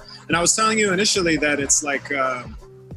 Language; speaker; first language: English; native; English